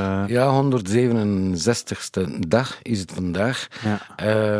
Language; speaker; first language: Dutch; non-native, fluent; Kurdish